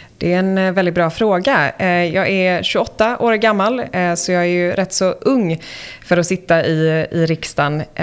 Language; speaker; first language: Swedish; native; Swedish